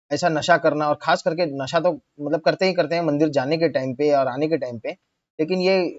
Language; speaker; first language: Hindi; native; Hindi